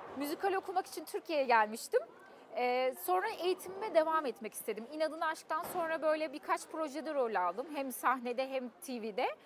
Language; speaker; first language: Turkish; early bilingual, heritage; Turkish